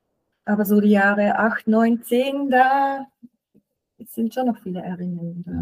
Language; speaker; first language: German; native; German